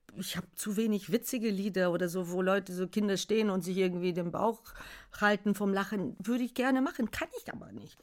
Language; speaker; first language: German; non-native, fluent; Bulgarian